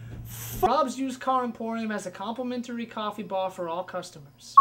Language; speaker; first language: English; native; English